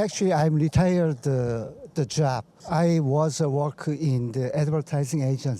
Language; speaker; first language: English; non-native, learner; Korean